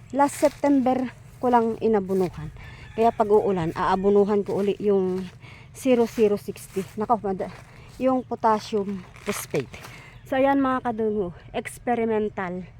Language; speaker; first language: Filipino; non-native, local second language; Iloko